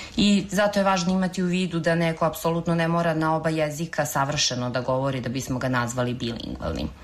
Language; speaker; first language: Serbian; native; Serbian